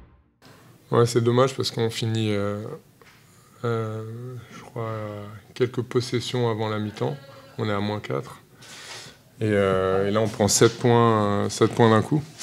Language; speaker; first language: French; native; French